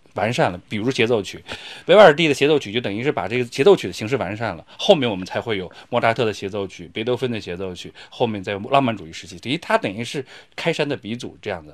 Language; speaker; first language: Chinese; native; Chinese